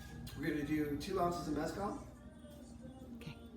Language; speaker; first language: English; native; English